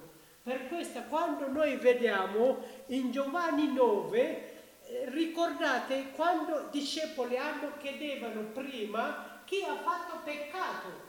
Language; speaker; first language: Italian; non-native, learner; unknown